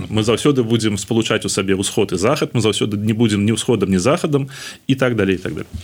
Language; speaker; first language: Belarusian; non-native, local second language; Russian